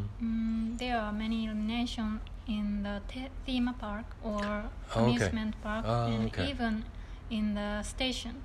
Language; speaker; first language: English; non-native, learner; Japanese